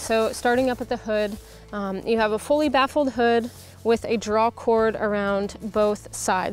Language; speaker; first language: English; native; English